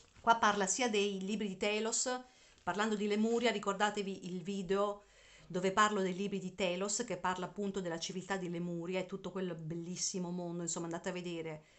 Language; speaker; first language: Italian; native; Italian